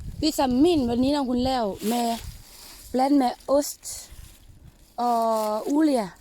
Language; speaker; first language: Danish; non-native, learner; Thai